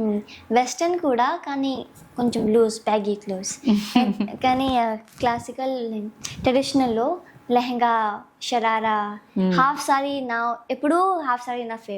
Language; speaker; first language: Telugu; non-native, local second language; Hindi